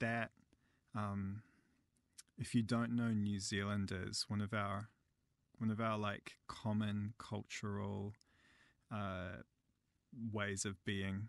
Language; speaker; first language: English; native; English